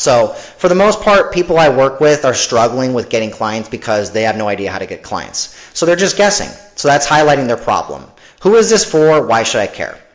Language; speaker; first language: English; native; English